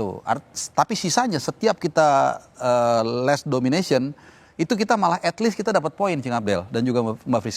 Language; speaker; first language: Indonesian; native; Indonesian